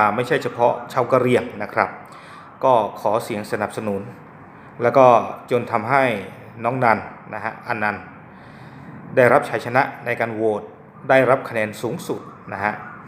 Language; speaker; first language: Thai; non-native, local second language; S'gaw Karen